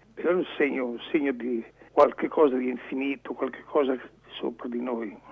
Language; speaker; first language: Italian; native; Italian